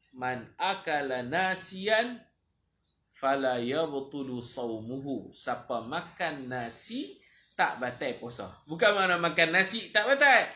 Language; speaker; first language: Malay; native; Malay